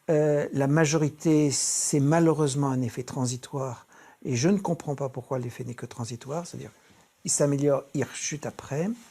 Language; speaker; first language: French; native; French